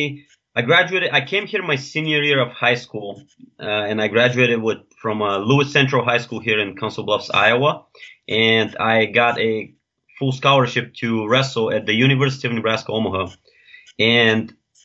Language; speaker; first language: English; non-native, fluent; Bulgarian